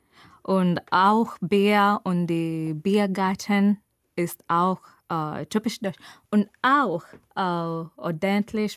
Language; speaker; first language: German; non-native, learner; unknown